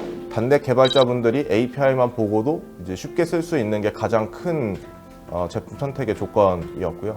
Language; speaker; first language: Korean; native; Korean